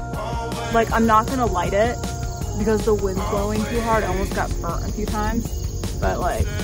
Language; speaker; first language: English; native; English